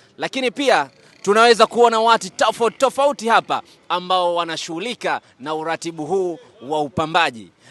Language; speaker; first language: Swahili; native; Swahili